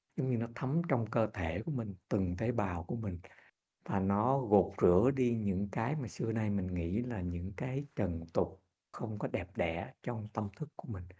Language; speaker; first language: Vietnamese; native; Vietnamese